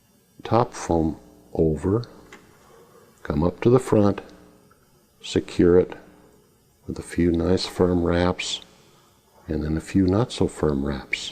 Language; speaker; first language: English; native; English